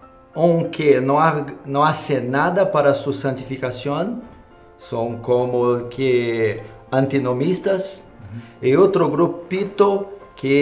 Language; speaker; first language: Spanish; non-native, learner; Portuguese